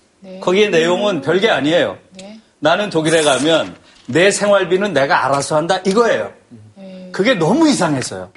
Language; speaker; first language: Korean; native; Korean